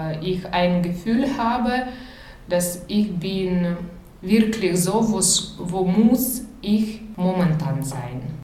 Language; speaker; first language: German; non-native, learner; Ukrainian